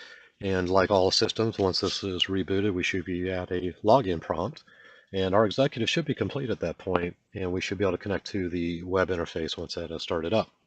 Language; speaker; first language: English; native; English